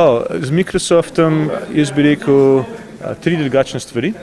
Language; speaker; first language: Slovenian; early bilingual, heritage; English